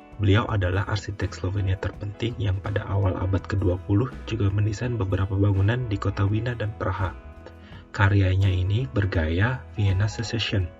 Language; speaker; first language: Indonesian; native; Indonesian